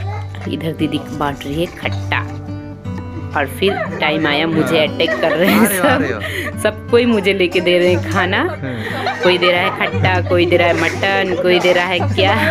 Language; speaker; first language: Hindi; native; Hindi